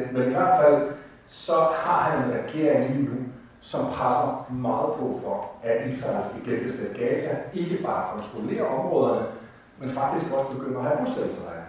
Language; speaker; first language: Danish; native; Danish